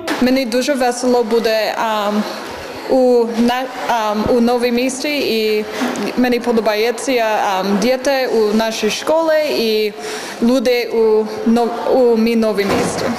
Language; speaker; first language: Ukrainian; non-native, learner; English